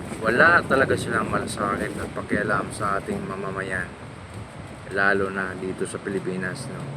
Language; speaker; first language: Filipino; non-native, local second language; Cebuano